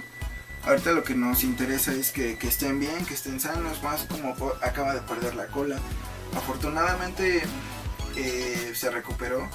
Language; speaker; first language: Spanish; native; Spanish